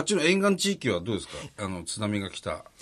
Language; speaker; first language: Japanese; native; Japanese